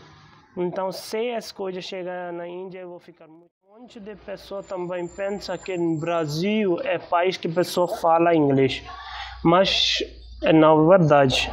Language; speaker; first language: Portuguese; non-native, learner; Hindi